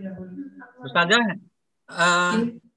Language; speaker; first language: Indonesian; native; Indonesian